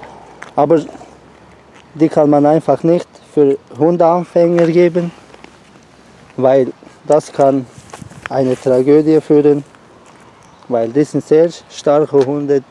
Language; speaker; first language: German; non-native, learner; Turkish